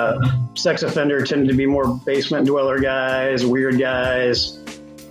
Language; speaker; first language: English; native; English